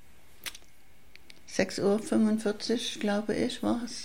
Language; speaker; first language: German; native; German